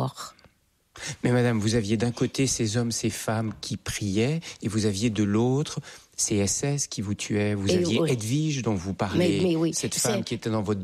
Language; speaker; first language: French; native; French